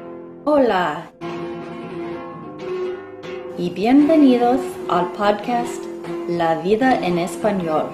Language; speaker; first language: Spanish; non-native, fluent; English